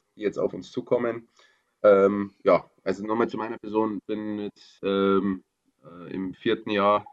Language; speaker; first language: German; native; German